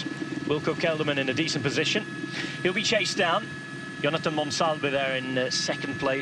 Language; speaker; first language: English; native; English